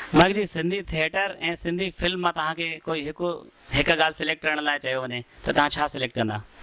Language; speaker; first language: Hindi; non-native, local second language; Sindhi